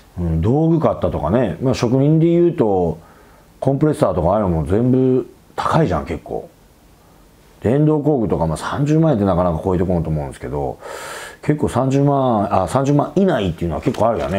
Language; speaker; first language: Japanese; native; Japanese